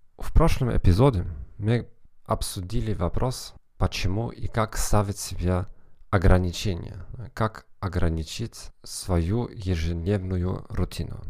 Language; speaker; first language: Russian; non-native, fluent; German